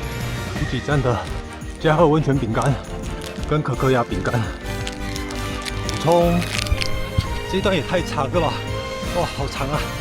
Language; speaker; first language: Chinese; native; Chinese